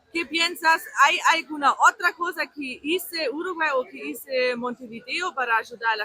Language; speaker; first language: Spanish; non-native, fluent; German